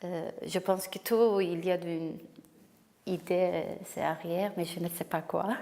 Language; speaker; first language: French; non-native, learner; Kurdish